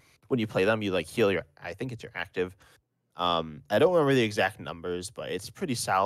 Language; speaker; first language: English; native; English